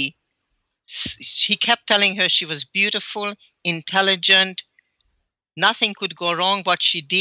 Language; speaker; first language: English; early bilingual, other home language; Hungarian